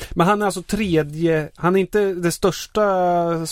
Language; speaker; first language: Swedish; native; Swedish